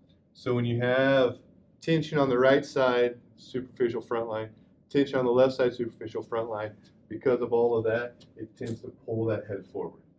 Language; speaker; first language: English; native; English